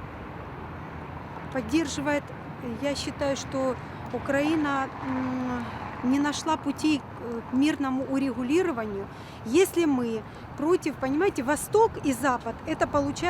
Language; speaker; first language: Russian; native; Russian